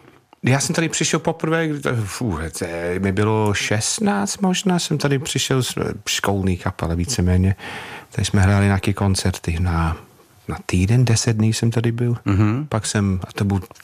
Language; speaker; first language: Czech; non-native, fluent; English